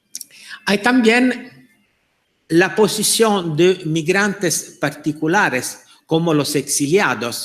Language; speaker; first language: Spanish; non-native, fluent; Italian